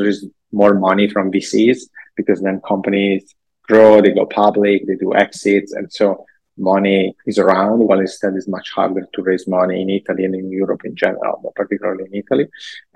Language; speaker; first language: English; non-native, fluent; Italian